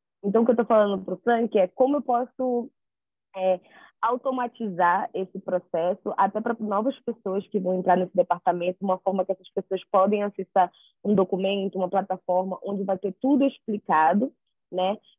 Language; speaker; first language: Portuguese; native; Portuguese